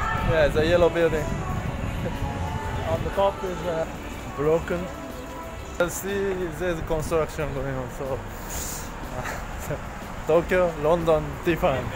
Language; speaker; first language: English; non-native, learner; Japanese